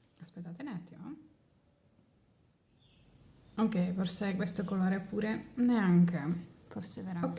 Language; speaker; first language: Italian; non-native, learner; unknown